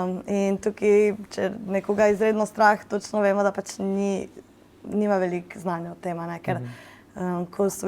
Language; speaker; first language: Slovenian; native; Slovenian